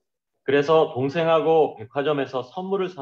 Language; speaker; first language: Korean; non-native, learner; Vietnamese